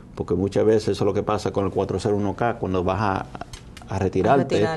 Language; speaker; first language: Spanish; early bilingual, heritage; Spanish